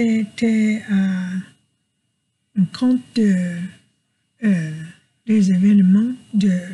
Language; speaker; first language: French; non-native, learner; English